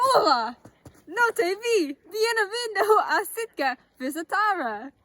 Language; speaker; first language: Spanish; non-native, learner; English